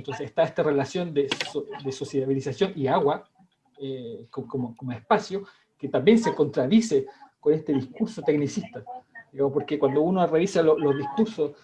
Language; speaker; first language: Spanish; native; Spanish